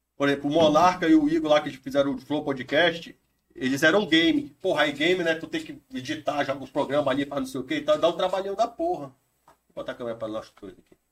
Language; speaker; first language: Portuguese; native; Portuguese